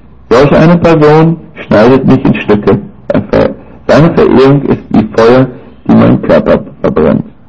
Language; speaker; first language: German; native; German